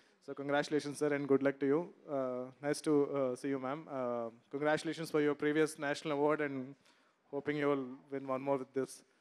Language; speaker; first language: English; non-native, local second language; Telugu